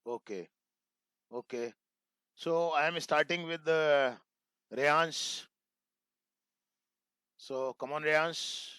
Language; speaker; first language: English; non-native, local second language; Hindi